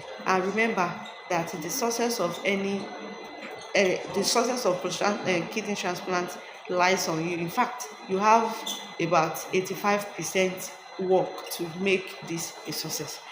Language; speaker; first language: English; non-native, local second language; Yoruba